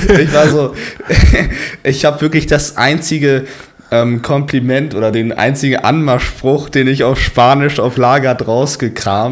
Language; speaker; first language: German; native; German